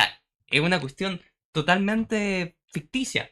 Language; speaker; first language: Spanish; native; Spanish